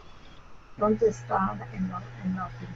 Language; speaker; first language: Spanish; non-native, learner; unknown